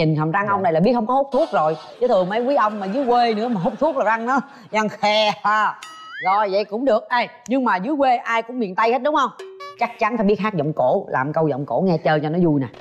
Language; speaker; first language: Vietnamese; native; Vietnamese